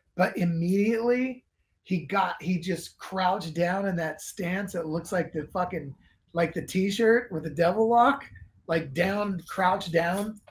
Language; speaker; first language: English; native; English